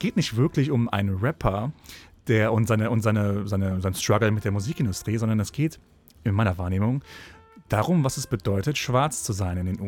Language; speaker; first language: German; native; German